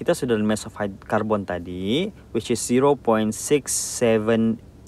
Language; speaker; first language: English; non-native, local second language; Malay